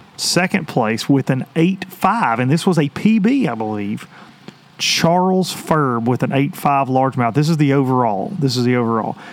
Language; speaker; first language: English; native; English